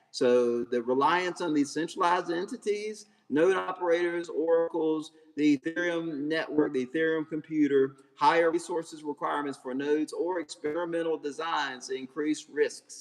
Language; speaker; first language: English; native; English